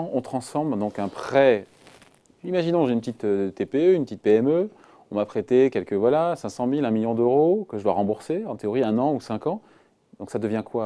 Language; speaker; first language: French; native; French